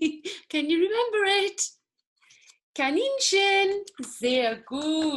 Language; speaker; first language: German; non-native, fluent; English